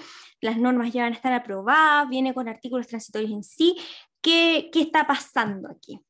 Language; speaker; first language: Spanish; native; Spanish